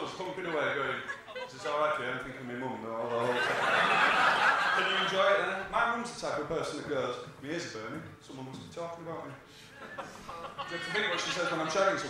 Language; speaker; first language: English; native; English